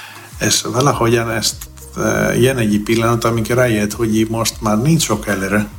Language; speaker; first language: Hungarian; non-native, fluent; Greek